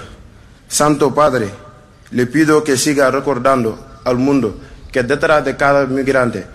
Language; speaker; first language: Spanish; non-native, learner; Wolof